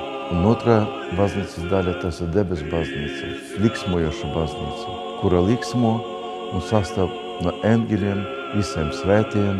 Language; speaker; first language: Latvian; non-native, local second language; Russian